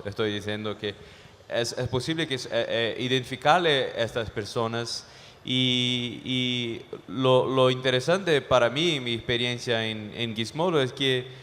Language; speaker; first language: Spanish; non-native, fluent; Portuguese